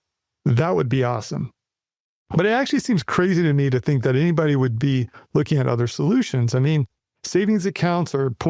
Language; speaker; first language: English; native; English